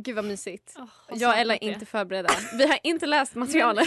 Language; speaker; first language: Swedish; native; Swedish